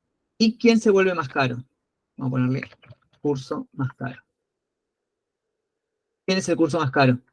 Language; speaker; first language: Spanish; native; Spanish